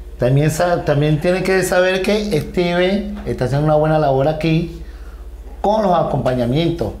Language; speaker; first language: Spanish; native; Spanish